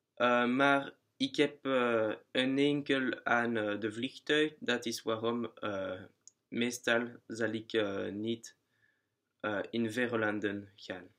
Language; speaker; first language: Dutch; non-native, learner; French